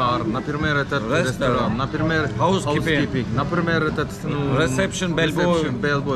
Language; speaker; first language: Russian; non-native, learner; Turkish